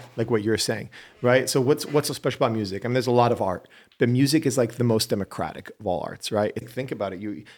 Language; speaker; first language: English; native; English